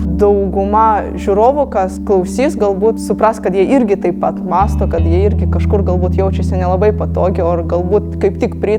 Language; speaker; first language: Lithuanian; non-native, local second language; Russian